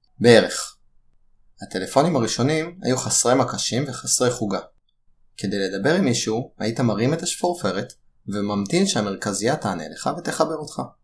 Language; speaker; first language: Hebrew; native; Hebrew